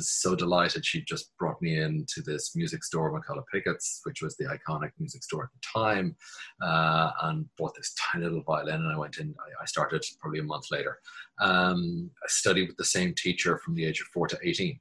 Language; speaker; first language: English; native; English